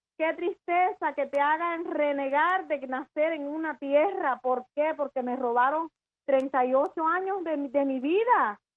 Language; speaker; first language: Spanish; native; Spanish